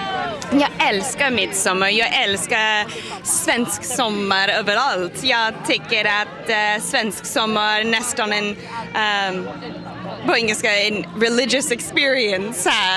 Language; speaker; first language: Swedish; non-native, learner; English